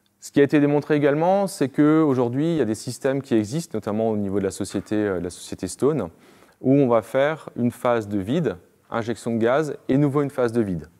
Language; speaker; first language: French; native; French